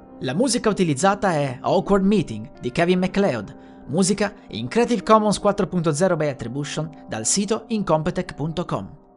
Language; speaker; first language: Italian; native; Italian